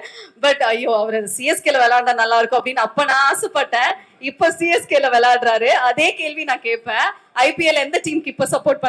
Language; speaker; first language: Tamil; native; Tamil